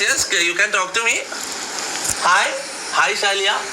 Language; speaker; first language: English; non-native, local second language; Malayalam